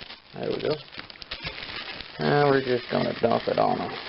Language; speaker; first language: English; native; English